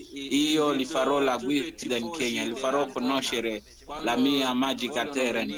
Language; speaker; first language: Italian; non-native, learner; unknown